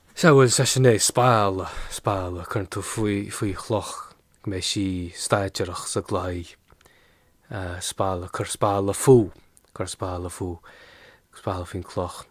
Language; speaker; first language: Irish; non-native, local second language; English